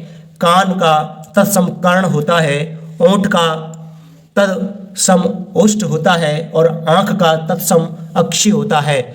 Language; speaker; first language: Hindi; native; Hindi